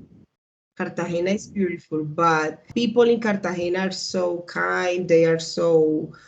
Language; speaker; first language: English; non-native, learner; Spanish